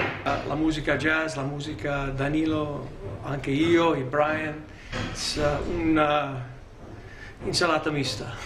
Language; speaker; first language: Italian; early bilingual, heritage; English